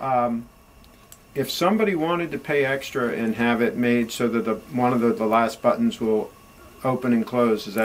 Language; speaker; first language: English; native; English